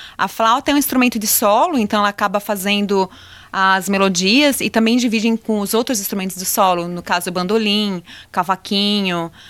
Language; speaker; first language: Portuguese; native; Portuguese